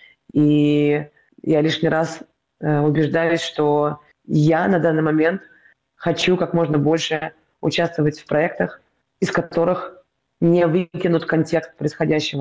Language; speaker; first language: Russian; native; Russian